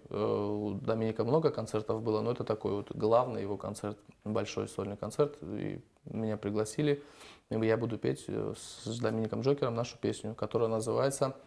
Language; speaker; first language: Russian; non-native, local second language; Armenian